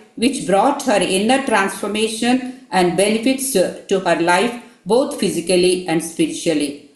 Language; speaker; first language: English; non-native, local second language; Telugu